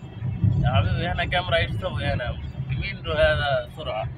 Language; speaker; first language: Arabic; non-native, learner; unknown